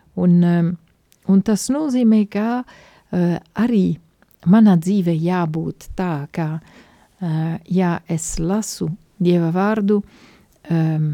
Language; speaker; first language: Latvian; non-native, fluent; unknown